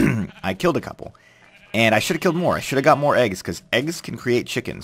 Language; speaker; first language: English; native; English